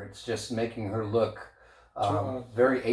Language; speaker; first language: English; native; English